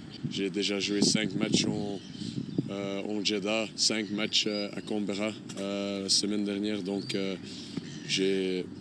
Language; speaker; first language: French; non-native, local second language; Dutch